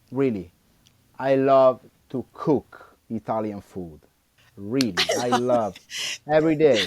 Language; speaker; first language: English; non-native, learner; Italian